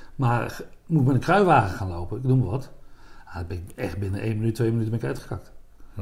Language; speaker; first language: Dutch; native; Dutch